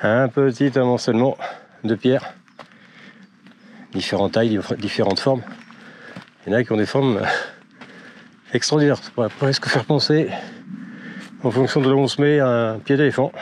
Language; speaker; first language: French; native; French